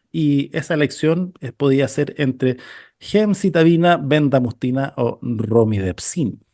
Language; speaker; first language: Spanish; native; Spanish